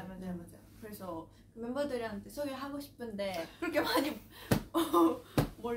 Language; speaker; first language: Korean; non-native, learner; Japanese